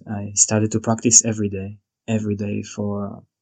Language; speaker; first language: English; non-native, fluent; Hebrew